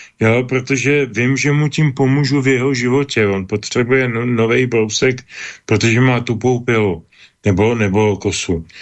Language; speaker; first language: Czech; native; Czech